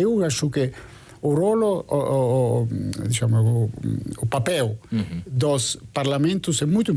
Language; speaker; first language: Portuguese; non-native, fluent; Italian